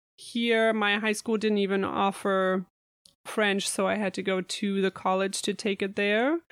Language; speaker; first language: English; non-native, fluent; German